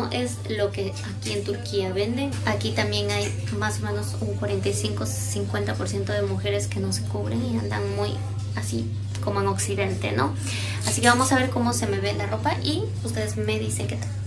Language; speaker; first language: Spanish; native; Spanish